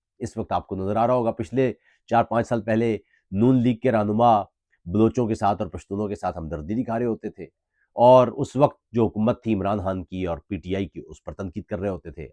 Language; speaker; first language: Urdu; native; Urdu